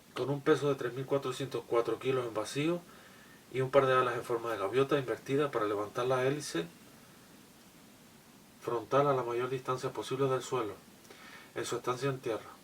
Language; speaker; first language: Spanish; native; Spanish